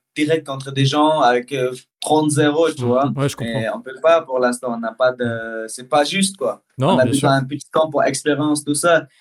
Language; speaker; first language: French; early bilingual, heritage; Russian